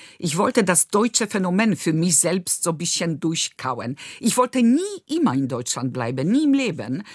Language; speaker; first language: German; non-native, fluent; Polish